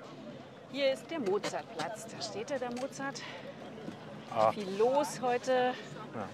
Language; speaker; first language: German; native; German